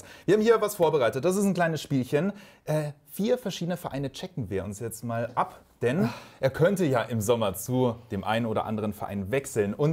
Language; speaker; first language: German; native; German